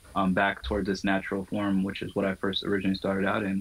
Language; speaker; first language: English; early bilingual, other home language; Somali